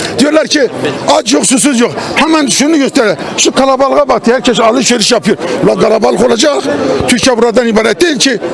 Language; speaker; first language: Turkish; native; Turkish